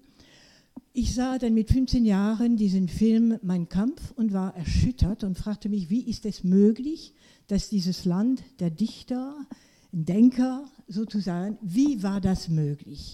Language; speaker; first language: German; non-native, fluent; French